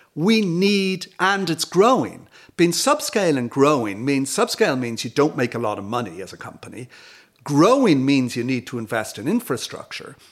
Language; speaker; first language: English; native; English